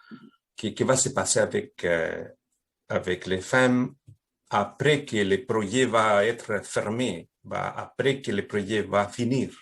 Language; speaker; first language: French; non-native, fluent; Spanish